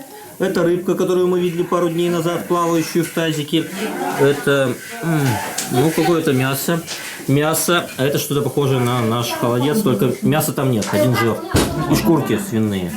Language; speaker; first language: Russian; native; Russian